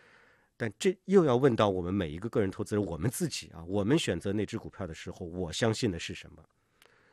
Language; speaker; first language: Chinese; native; Chinese